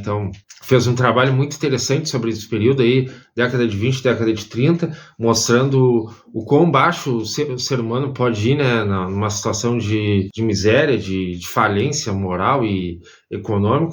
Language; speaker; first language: Portuguese; native; Portuguese